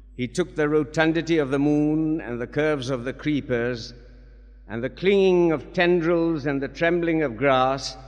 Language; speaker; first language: English; non-native, local second language; Urdu